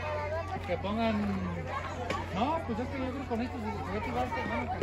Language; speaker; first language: Spanish; native; Spanish